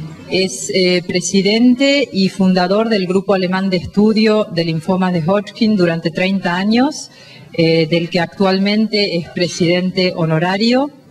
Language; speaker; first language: Spanish; native; Spanish